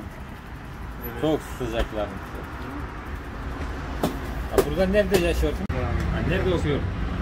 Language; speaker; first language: Turkish; non-native, learner; Kyrgyz